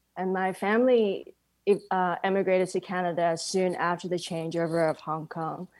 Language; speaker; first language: English; non-native, local second language; Cantonese